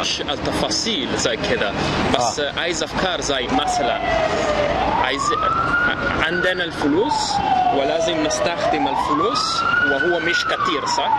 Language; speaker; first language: Arabic; non-native, fluent; Italian